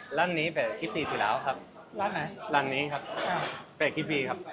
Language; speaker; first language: Thai; non-native, learner; Spanish